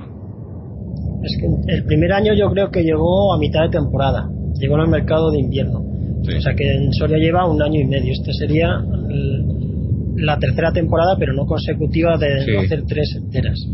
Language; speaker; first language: Spanish; native; Spanish